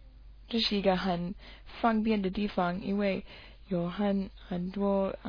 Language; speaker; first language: Chinese; non-native, learner; English